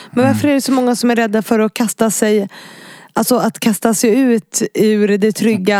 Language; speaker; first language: Swedish; native; Swedish